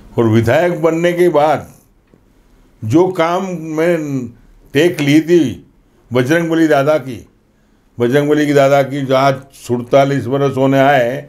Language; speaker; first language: Hindi; non-native, local second language; Gujarati